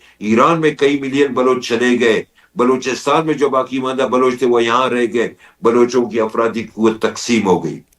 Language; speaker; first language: Urdu; non-native, local second language; Baluchi